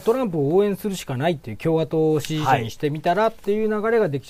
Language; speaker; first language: Japanese; native; Japanese